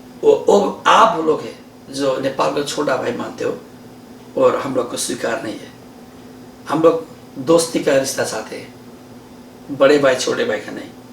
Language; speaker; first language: Hindi; non-native, learner; Nepali